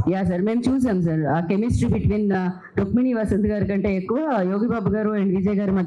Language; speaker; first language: Telugu; native; Telugu